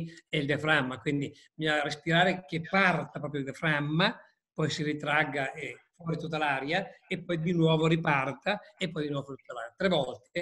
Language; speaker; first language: Italian; native; Italian